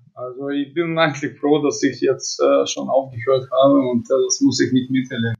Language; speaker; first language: German; non-native, fluent; Russian